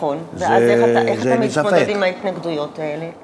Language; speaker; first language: Hebrew; native; Hebrew